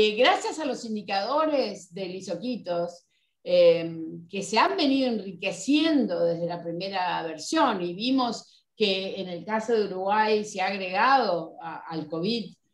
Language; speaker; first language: Spanish; native; Spanish